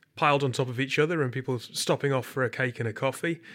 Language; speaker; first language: English; native; English